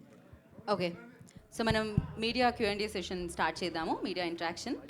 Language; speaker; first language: Telugu; native; Telugu